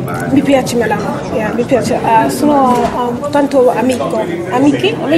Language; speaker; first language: Italian; non-native, learner; English